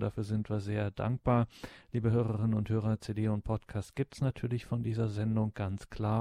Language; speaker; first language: German; native; German